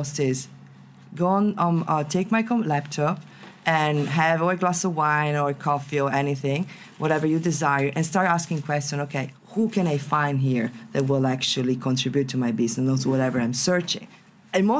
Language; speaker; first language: English; non-native, fluent; Italian